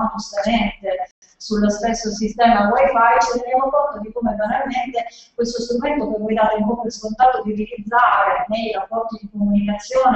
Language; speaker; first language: Italian; native; Italian